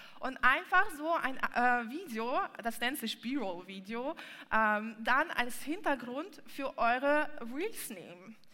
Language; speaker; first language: German; non-native, fluent; Russian